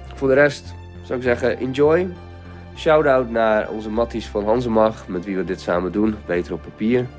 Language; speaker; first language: Dutch; early bilingual, other home language; Bulgarian